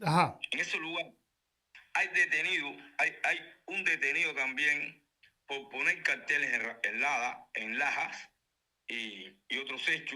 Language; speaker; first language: Spanish; native; Spanish